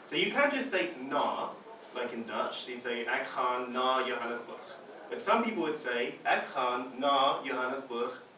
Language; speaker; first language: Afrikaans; non-native, fluent; English